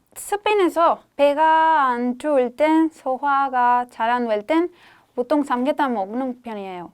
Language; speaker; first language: Korean; non-native, fluent; Spanish